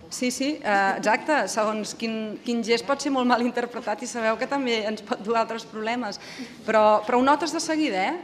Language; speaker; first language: Catalan; native; Catalan